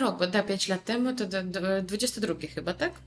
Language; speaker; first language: Polish; non-native, fluent; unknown